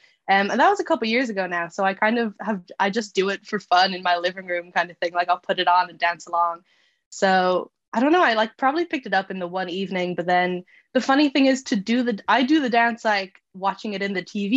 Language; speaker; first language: English; native; English